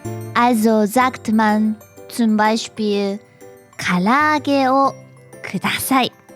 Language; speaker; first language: German; non-native, fluent; Japanese